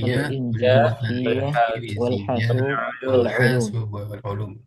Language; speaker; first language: Arabic; non-native, learner; Indonesian